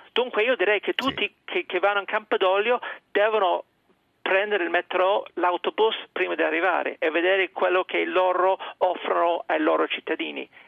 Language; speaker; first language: Italian; non-native, fluent; English